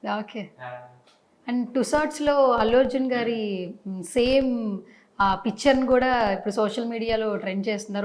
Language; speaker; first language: Telugu; native; Telugu